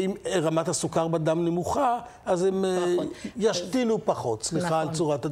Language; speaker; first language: Hebrew; native; Hebrew